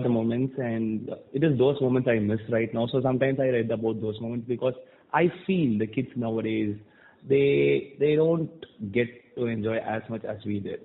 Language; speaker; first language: English; non-native, local second language; Tamil